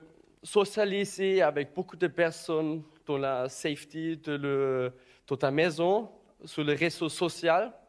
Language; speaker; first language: French; non-native, learner; German